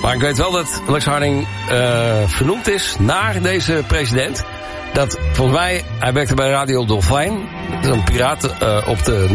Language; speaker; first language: Dutch; native; Dutch